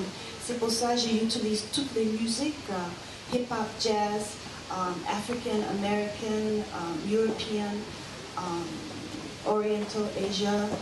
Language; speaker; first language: French; non-native, learner; English